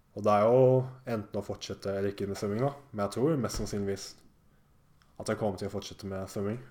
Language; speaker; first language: Norwegian; early bilingual, other home language; Japanese